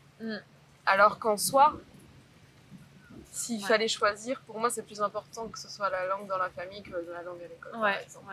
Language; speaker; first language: French; native; French